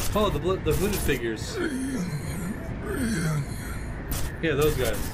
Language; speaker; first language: English; native; English